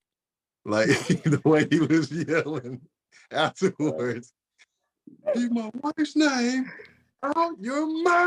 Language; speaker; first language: English; native; English